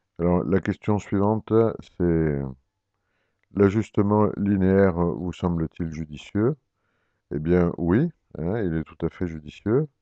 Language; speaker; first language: French; native; French